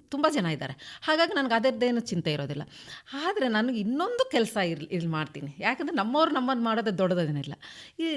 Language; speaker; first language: Kannada; non-native, local second language; Telugu